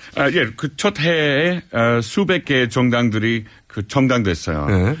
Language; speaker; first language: Korean; non-native, fluent; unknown